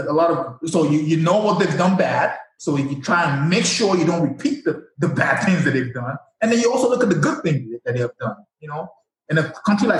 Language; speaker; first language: English; non-native, local second language; Yoruba